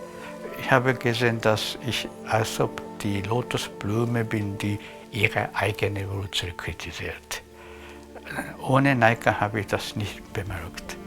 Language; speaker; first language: German; non-native, learner; Japanese